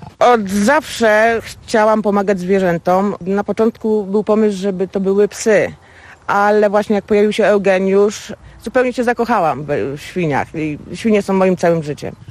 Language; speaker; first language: Polish; native; Polish